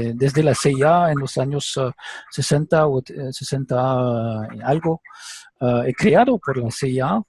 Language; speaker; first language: Spanish; non-native, learner; French